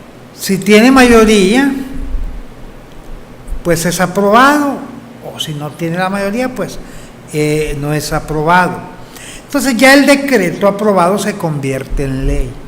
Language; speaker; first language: Spanish; native; Spanish